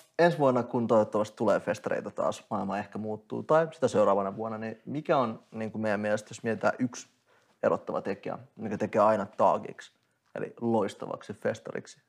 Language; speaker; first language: Finnish; early bilingual, other home language; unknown